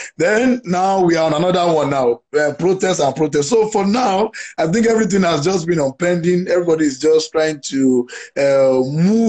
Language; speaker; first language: English; non-native, local second language; Yoruba